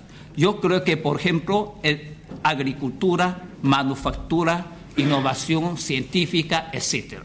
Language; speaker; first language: Spanish; non-native, fluent; Chinese